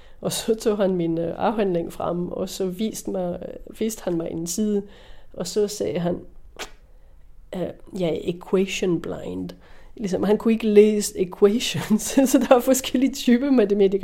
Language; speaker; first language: Danish; non-native, fluent; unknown